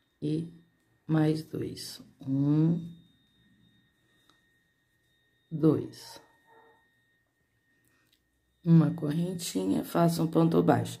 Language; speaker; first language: Portuguese; native; Portuguese